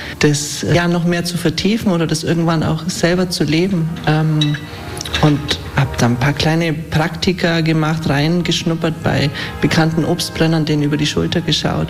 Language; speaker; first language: German; native; German